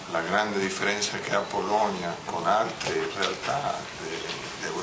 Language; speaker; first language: Italian; non-native, fluent; Spanish